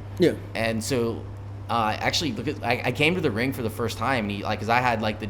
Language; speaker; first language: English; native; English